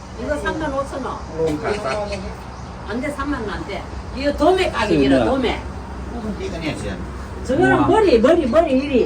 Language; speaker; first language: Korean; non-native, learner; Thai